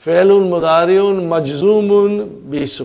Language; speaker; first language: Arabic; non-native, fluent; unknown